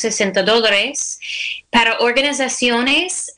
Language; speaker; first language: Spanish; non-native, fluent; English